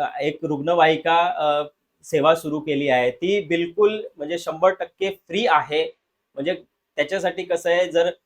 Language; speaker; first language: Marathi; non-native, local second language; Hindi